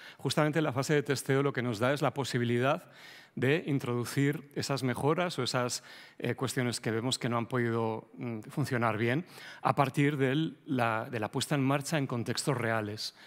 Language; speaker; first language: Spanish; native; Spanish